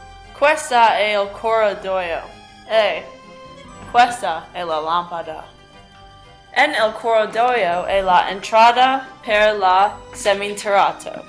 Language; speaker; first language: Italian; non-native, learner; English